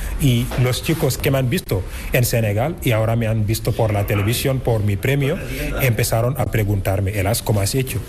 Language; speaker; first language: Spanish; non-native, fluent; Wolof